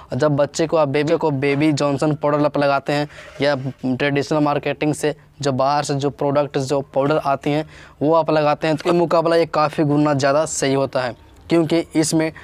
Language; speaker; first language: Hindi; native; Hindi